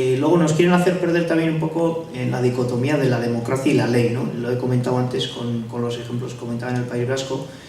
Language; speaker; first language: Spanish; non-native, local second language; Basque